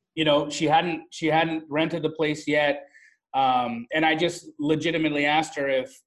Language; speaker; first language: English; native; English